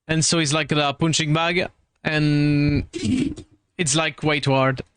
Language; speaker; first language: English; non-native, fluent; French